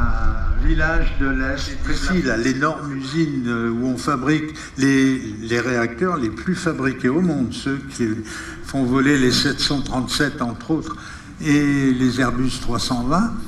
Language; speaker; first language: French; native; French